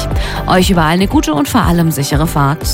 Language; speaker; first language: German; native; German